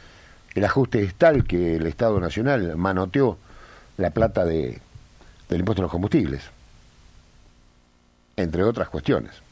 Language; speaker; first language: Spanish; native; Spanish